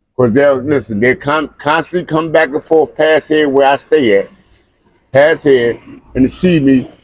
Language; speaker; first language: English; native; English